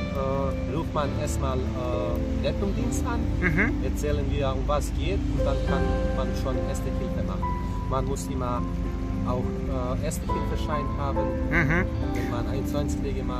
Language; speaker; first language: German; non-native, fluent; Serbian